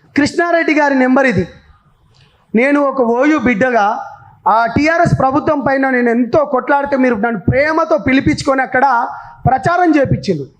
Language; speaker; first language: Telugu; non-native, local second language; Lambadi